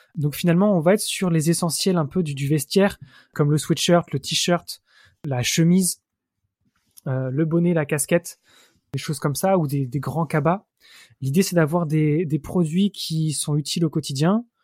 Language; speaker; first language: French; native; French